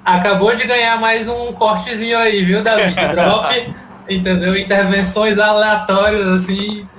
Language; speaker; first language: Portuguese; native; Portuguese